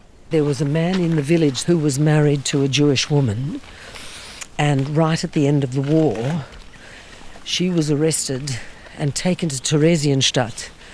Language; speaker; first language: English; native; English